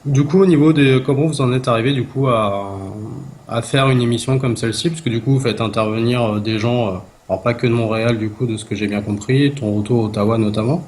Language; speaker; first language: French; native; French